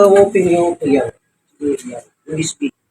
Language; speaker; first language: Chinese; non-native, learner; Filipino